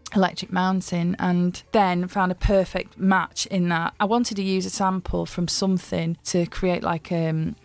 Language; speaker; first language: English; native; English